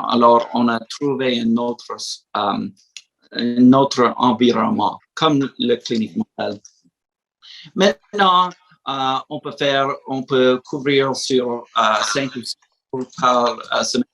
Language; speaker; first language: French; non-native, learner; English